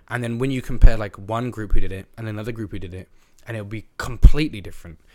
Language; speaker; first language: English; native; English